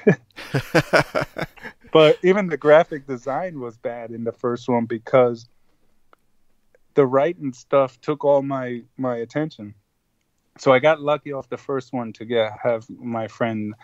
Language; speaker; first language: English; non-native, fluent; Spanish